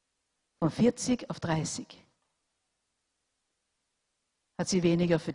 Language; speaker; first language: German; non-native, fluent; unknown